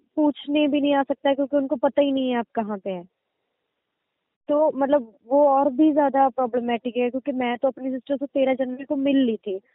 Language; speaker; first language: Hindi; native; Hindi